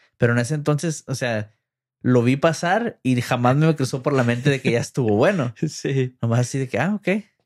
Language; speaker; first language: Spanish; early bilingual, heritage; English